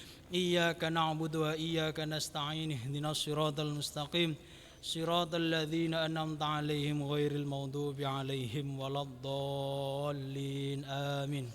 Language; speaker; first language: Arabic; non-native, fluent; Javanese